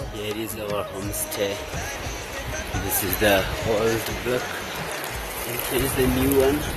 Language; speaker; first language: English; non-native, local second language; Ladakhi